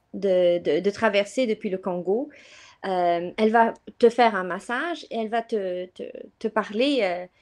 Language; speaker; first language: French; non-native, local second language; Arabic